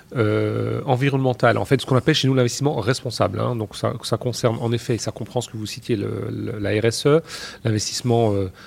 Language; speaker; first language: French; native; French